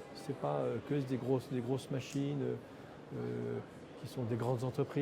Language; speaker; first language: French; native; French